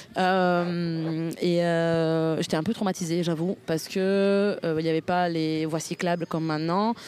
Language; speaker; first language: French; non-native, fluent; Italian